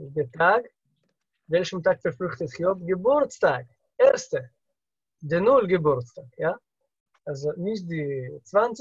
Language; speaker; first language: German; non-native, learner; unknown